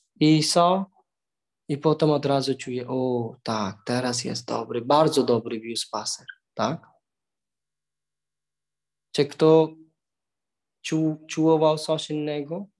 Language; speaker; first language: Polish; non-native, learner; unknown